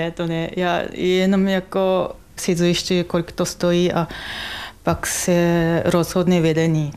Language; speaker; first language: Czech; non-native, fluent; Japanese